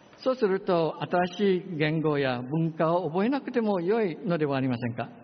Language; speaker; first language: Japanese; non-native, fluent; English